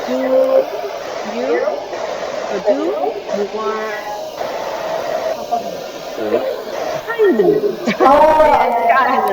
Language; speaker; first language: English; non-native, learner; Korean